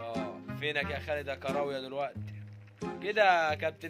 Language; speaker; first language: Arabic; native; Arabic